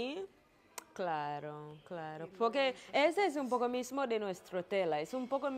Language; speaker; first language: Spanish; non-native, learner; Swahili